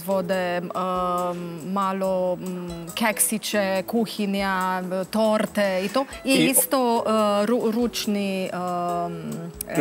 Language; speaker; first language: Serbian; non-native, learner; Romanian